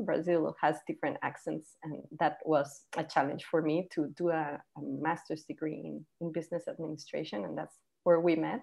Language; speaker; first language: English; non-native, fluent; Spanish